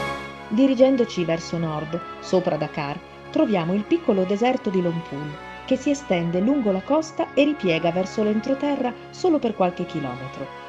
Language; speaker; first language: Italian; native; Italian